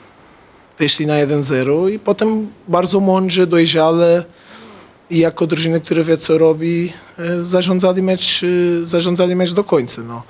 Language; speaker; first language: Polish; non-native, fluent; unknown